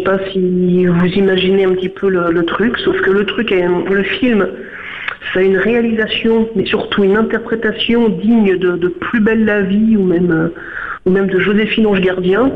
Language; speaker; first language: French; native; French